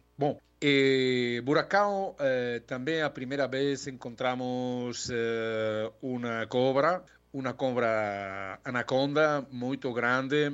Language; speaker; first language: Portuguese; non-native, learner; Spanish